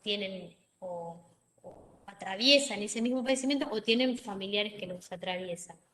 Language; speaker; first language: Spanish; native; Spanish